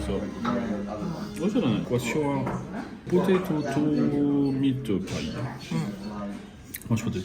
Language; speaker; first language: Japanese; non-native, fluent; French